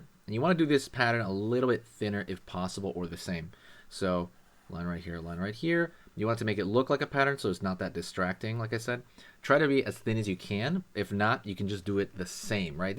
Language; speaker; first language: English; native; English